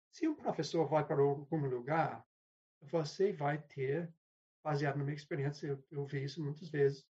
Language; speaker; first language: Portuguese; non-native, fluent; English